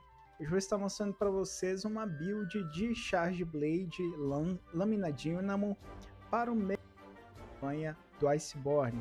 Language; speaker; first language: Portuguese; native; Portuguese